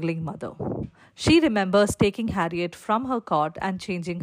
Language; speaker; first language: English; non-native, local second language; Malayalam